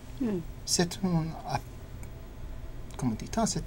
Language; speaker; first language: French; non-native, fluent; English